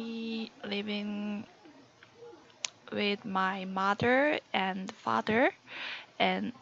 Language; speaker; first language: English; non-native, learner; Korean